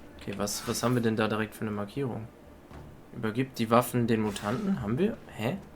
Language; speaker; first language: German; native; German